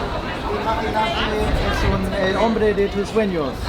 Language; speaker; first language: Spanish; non-native, learner; German